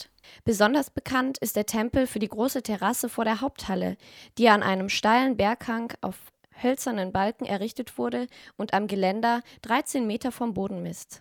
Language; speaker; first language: German; native; German